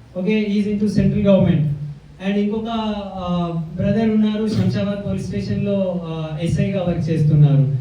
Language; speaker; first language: Telugu; non-native, local second language; Hindi